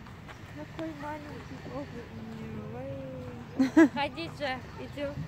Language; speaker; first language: Russian; early bilingual, other home language; Tajik